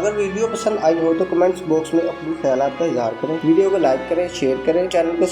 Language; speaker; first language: Urdu; native; Urdu